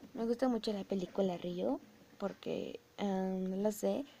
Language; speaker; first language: Spanish; native; Spanish